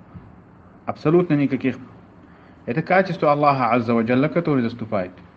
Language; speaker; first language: Russian; non-native, fluent; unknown